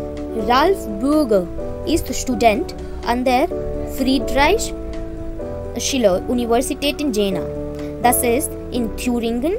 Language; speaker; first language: German; non-native, fluent; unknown